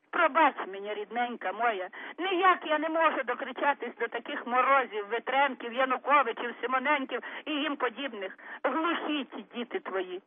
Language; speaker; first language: Ukrainian; native; Ukrainian